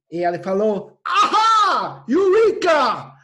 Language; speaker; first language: Portuguese; non-native, fluent; English